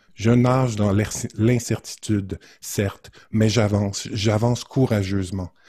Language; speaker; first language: French; native; French